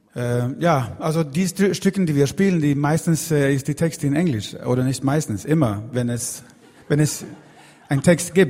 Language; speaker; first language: German; non-native, fluent; Swedish